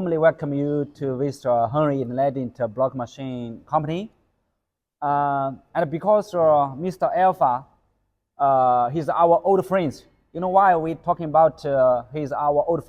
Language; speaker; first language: English; non-native, learner; Chinese